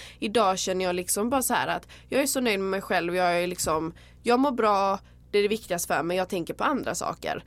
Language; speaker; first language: Swedish; native; Swedish